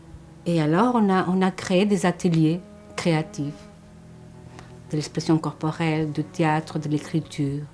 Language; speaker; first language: French; non-native, fluent; Spanish